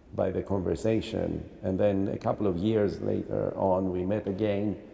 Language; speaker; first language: English; non-native, fluent; Greek